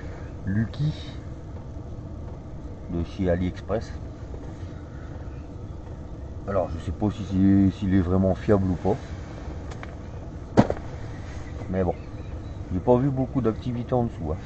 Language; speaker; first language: French; native; French